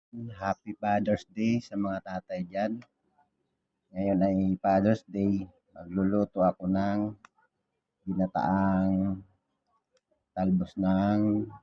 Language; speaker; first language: Filipino; non-native, local second language; Bikol